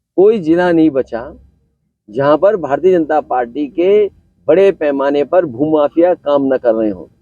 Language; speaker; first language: Hindi; native; Hindi